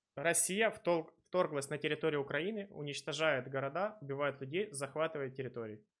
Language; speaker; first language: Russian; native; Russian